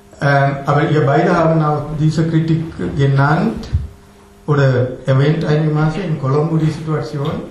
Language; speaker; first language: German; non-native, learner; Tamil